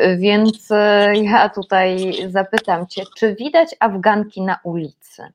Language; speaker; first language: Polish; native; Polish